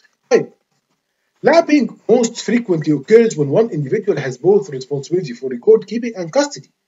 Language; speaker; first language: English; non-native, fluent; Arabic